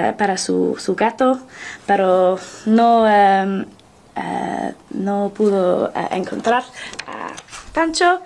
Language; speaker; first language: Spanish; non-native, learner; English